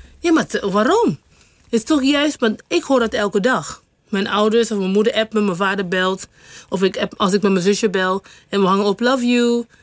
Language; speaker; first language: Dutch; non-native, local second language; English